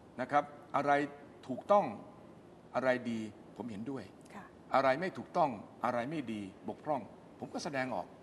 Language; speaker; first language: Thai; native; Thai